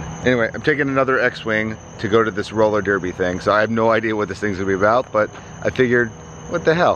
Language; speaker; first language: English; native; English